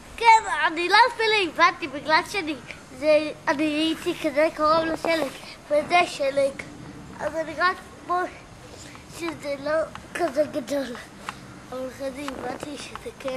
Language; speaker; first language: Hebrew; early bilingual, heritage; Hebrew